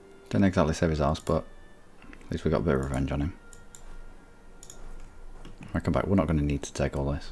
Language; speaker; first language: English; native; English